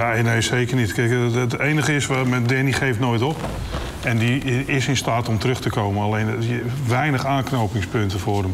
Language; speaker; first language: Dutch; native; Dutch